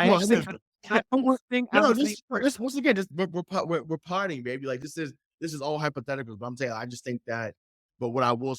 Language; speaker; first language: English; native; English